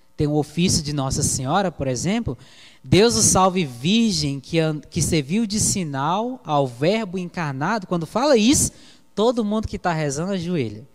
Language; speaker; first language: Portuguese; native; Portuguese